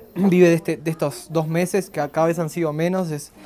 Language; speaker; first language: Spanish; native; Spanish